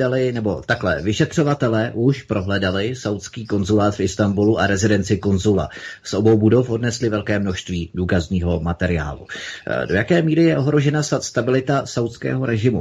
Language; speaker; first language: Czech; native; Czech